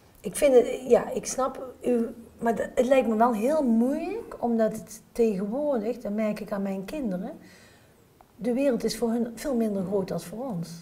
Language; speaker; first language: Dutch; native; Dutch